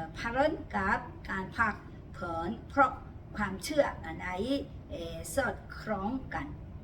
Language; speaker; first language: Thai; non-native, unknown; Korean